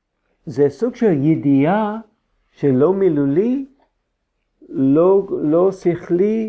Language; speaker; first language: Hebrew; non-native, fluent; English